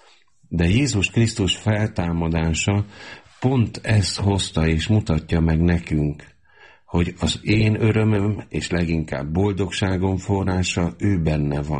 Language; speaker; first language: Hungarian; native; Hungarian